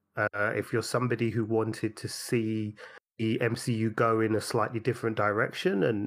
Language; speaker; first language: English; native; English